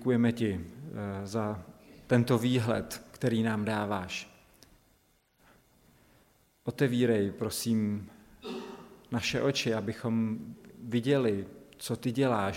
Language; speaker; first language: Czech; native; Czech